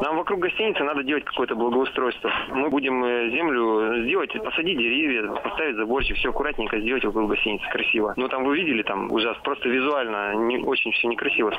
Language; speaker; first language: Russian; non-native, fluent; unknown